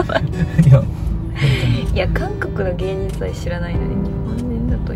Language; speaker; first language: Japanese; non-native, fluent; Korean